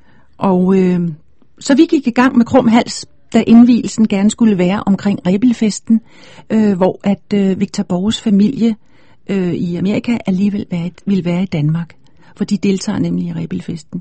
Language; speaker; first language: Danish; native; Danish